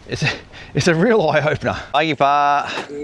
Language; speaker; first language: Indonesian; non-native, learner; English